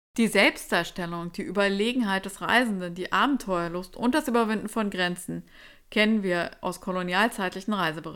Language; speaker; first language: German; native; German